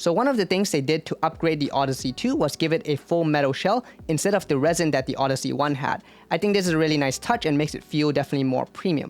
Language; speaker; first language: English; native; English